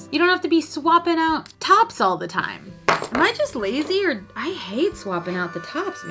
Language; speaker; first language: English; native; English